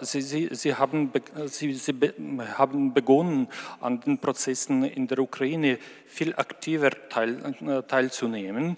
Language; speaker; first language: German; non-native, fluent; Ukrainian